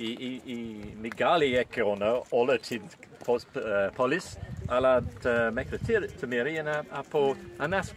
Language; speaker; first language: Greek; non-native, learner; English